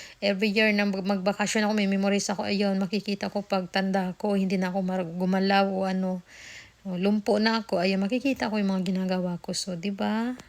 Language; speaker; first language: Filipino; non-native, local second language; Cebuano